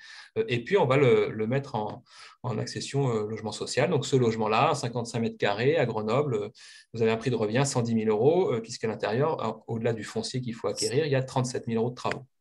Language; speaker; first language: French; native; French